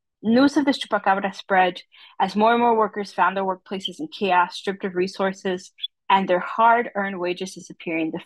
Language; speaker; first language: English; early bilingual, other home language; Spanish